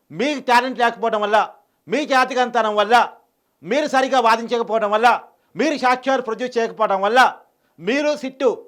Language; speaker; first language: Telugu; native; Telugu